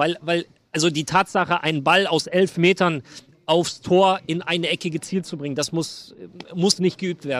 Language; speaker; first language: German; native; German